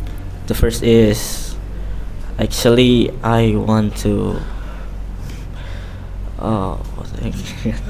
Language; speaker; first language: English; non-native, learner; Indonesian